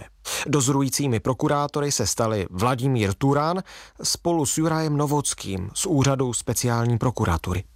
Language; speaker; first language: Czech; native; Czech